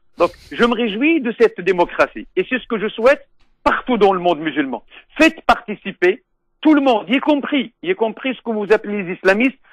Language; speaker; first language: French; non-native, local second language; Arabic